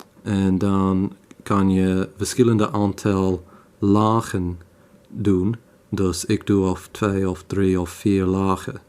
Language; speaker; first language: Dutch; non-native, fluent; English